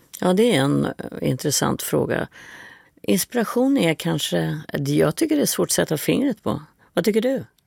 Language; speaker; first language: Swedish; native; Swedish